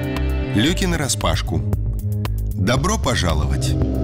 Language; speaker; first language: Russian; native; Russian